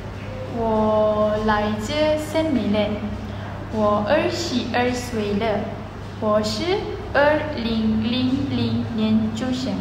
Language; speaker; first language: Chinese; non-native, learner; Malay